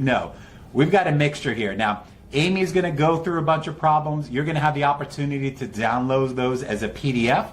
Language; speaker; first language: English; native; English